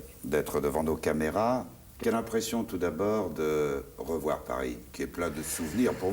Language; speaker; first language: French; native; French